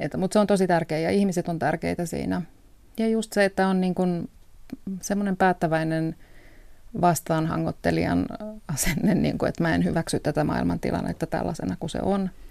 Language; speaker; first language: Finnish; early bilingual, heritage; Finnish